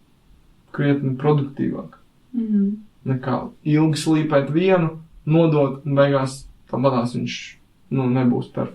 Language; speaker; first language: Latvian; native; Latvian